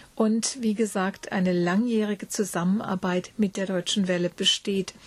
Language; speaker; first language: German; native; German